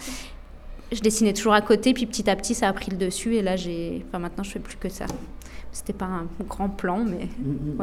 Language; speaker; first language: French; native; French